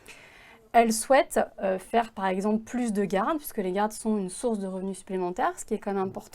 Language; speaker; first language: French; native; French